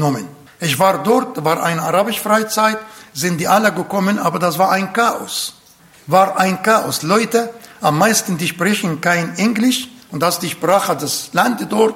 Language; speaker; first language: German; non-native, fluent; Arabic